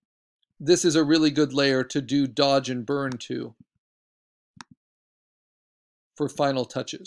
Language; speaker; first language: English; native; English